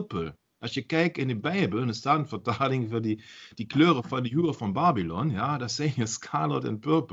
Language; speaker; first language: Dutch; non-native, learner; German